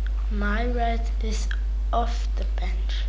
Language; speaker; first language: English; non-native, learner; German